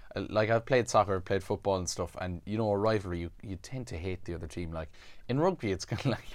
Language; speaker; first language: English; native; English